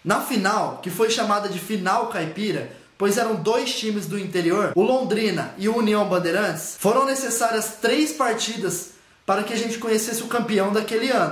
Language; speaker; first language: Portuguese; native; Portuguese